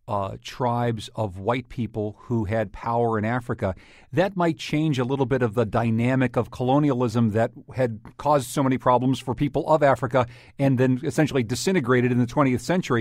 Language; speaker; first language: English; native; English